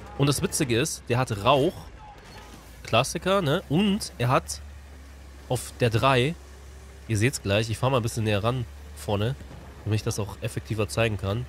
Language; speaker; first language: German; native; German